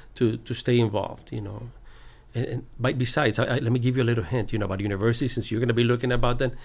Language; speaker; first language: English; early bilingual, other home language; Spanish